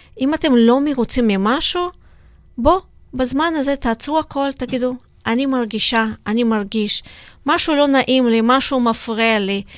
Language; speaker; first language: Hebrew; non-native, fluent; Russian